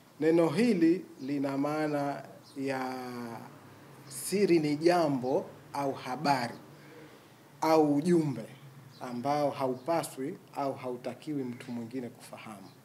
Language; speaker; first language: Swahili; native; Swahili